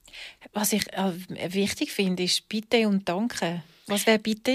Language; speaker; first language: German; native; German